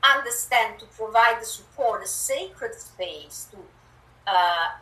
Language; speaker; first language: English; non-native, fluent; Italian